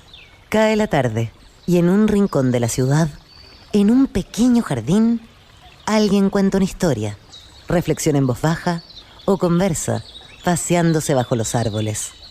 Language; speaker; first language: Spanish; native; Spanish